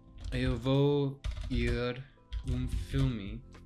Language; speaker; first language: Portuguese; non-native, learner; English